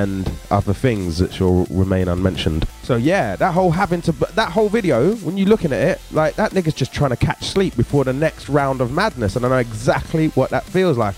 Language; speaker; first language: English; native; English